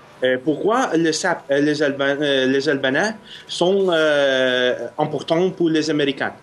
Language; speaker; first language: French; non-native, fluent; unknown